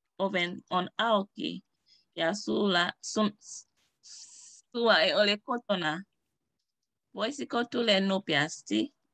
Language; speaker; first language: Finnish; non-native, learner; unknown